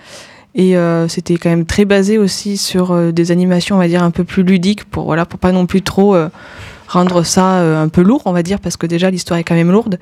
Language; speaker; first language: French; native; French